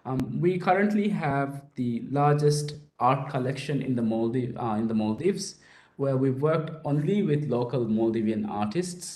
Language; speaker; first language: English; non-native, local second language; Divehi